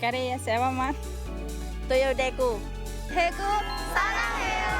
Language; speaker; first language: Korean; non-native, fluent; Vietnamese